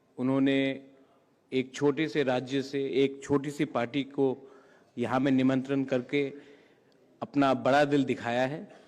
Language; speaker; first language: Hindi; non-native, local second language; Kok Borok